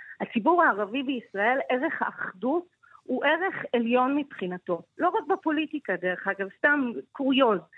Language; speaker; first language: Hebrew; native; Hebrew